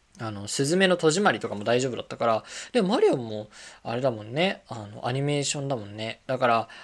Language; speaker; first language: Japanese; native; Japanese